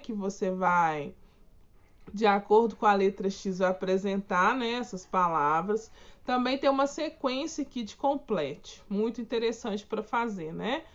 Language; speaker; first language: Portuguese; native; Portuguese